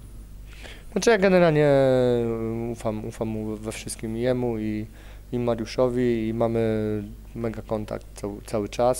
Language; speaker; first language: Polish; native; Polish